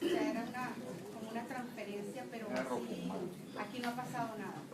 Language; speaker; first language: Spanish; native; Spanish